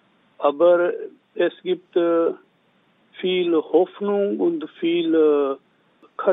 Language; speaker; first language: German; non-native, learner; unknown